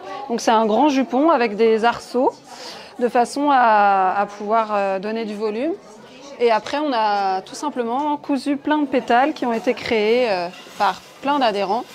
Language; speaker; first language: French; native; French